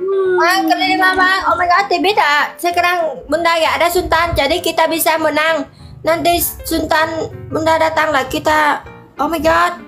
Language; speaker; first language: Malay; non-native, learner; Vietnamese